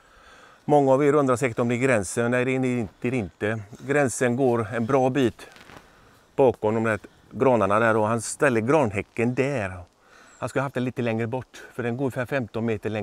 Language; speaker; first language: Swedish; native; Swedish